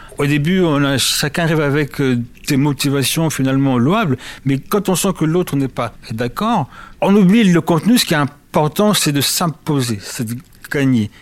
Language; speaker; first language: French; early bilingual, other home language; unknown